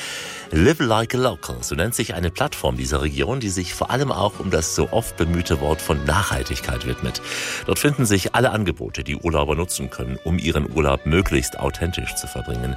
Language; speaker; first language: German; native; German